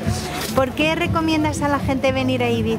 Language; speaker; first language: Spanish; native; Spanish